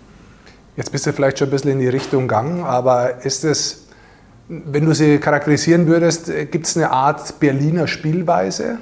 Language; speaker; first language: German; native; German